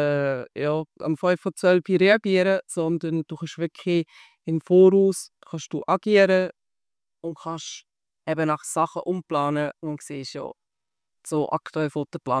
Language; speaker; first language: German; native; German